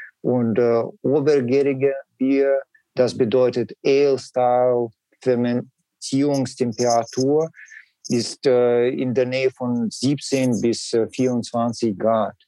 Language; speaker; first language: German; non-native, learner; Russian